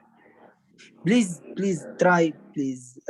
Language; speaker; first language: English; non-native, learner; Arabic